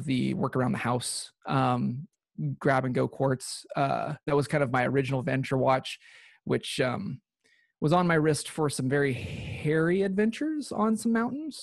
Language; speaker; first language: English; native; English